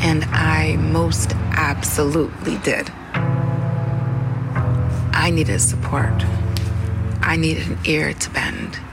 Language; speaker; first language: English; native; English